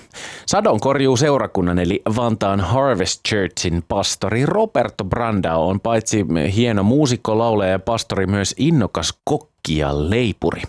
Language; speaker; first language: Finnish; native; Finnish